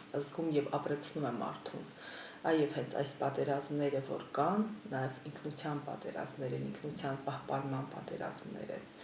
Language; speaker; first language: Armenian; native; Armenian